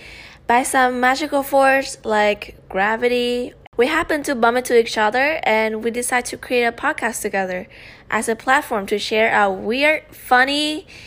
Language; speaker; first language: English; non-native, fluent; Vietnamese